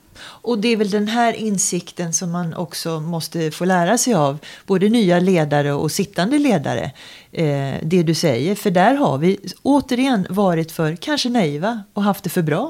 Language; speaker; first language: Swedish; native; Swedish